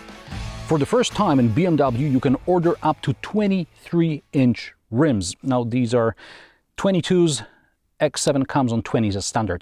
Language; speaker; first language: English; non-native, fluent; Polish